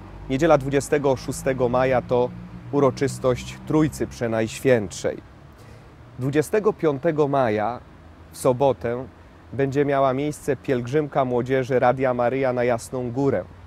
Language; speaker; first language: Polish; native; Polish